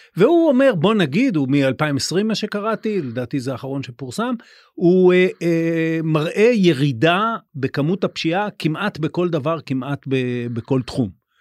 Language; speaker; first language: Hebrew; native; Hebrew